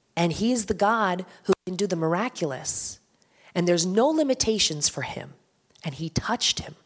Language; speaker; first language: English; native; English